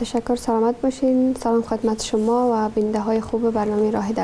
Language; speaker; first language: Persian; native; Persian